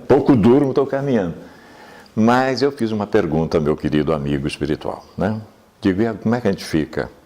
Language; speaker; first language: Portuguese; native; Portuguese